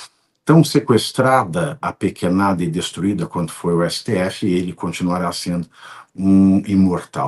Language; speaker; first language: Portuguese; native; Portuguese